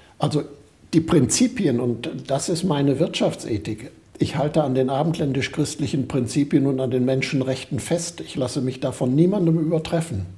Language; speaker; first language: German; native; German